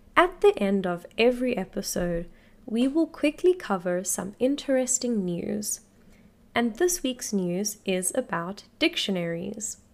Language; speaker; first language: English; native; English